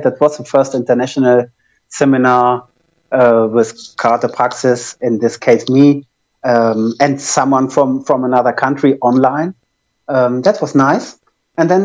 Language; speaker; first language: English; non-native, fluent; German